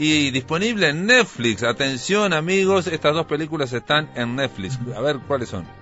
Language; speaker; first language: Spanish; native; Spanish